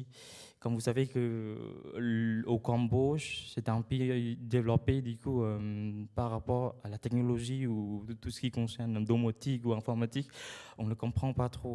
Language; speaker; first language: French; non-native, fluent; Khmer